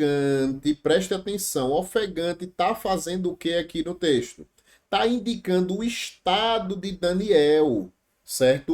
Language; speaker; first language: Portuguese; native; Portuguese